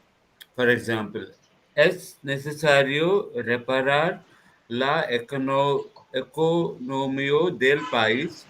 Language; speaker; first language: Spanish; non-native, learner; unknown